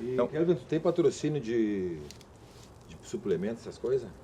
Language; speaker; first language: Portuguese; native; Portuguese